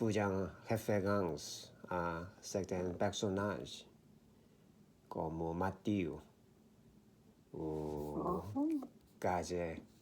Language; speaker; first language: French; non-native, learner; Korean